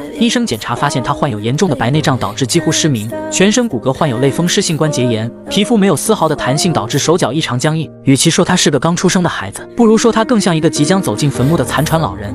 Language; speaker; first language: Chinese; native; Chinese